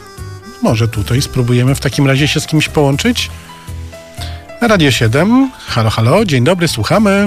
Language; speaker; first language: Polish; native; Polish